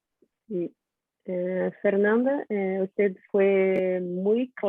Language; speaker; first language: Spanish; non-native, learner; Portuguese